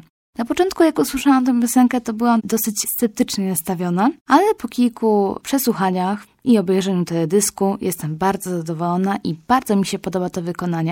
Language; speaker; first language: Polish; native; Polish